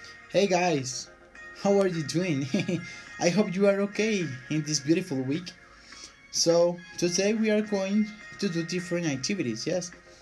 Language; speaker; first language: English; non-native, fluent; Spanish